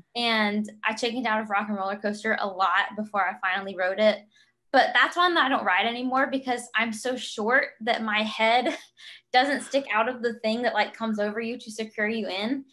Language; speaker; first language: English; native; English